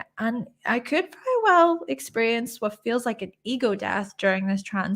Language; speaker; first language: English; native; English